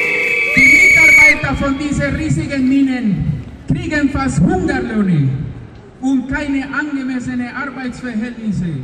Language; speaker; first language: German; non-native, fluent; Spanish